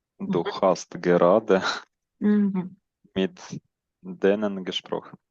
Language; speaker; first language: German; non-native, learner; Ukrainian